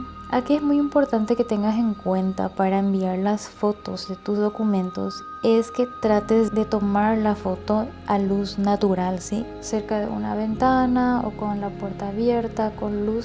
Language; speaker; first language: Spanish; native; Spanish